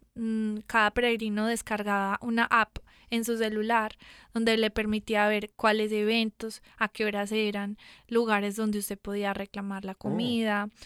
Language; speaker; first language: Spanish; native; Spanish